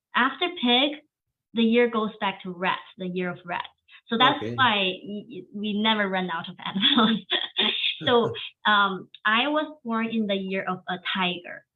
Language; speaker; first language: English; non-native, fluent; Chinese